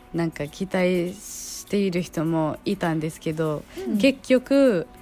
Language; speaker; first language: Japanese; non-native, fluent; Arabic